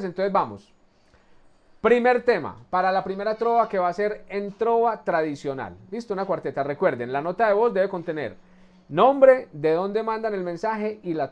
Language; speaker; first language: Spanish; native; Spanish